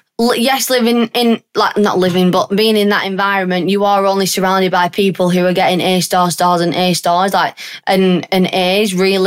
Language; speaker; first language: English; native; English